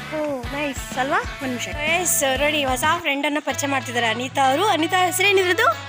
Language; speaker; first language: Kannada; native; Kannada